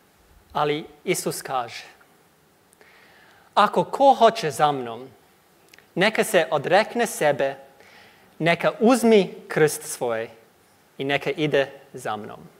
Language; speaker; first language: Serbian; non-native, learner; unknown